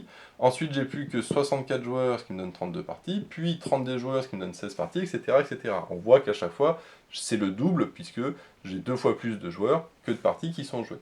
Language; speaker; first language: French; native; French